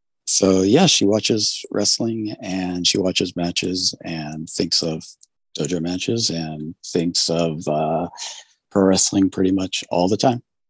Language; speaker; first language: English; native; English